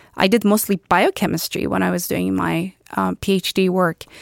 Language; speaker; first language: English; non-native, fluent; Turkish